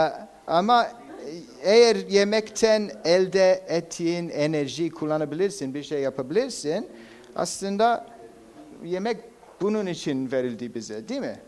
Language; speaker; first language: Turkish; non-native, fluent; English